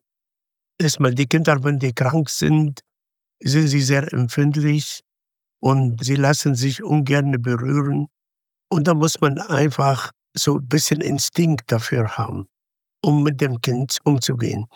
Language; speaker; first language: German; non-native, fluent; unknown